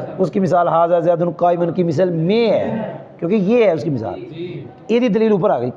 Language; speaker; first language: Urdu; non-native, local second language; Punjabi